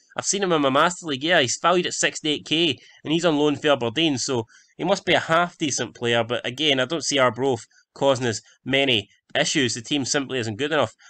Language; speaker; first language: English; native; English